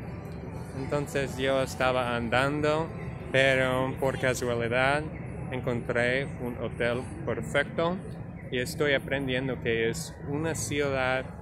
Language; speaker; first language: Spanish; non-native, learner; English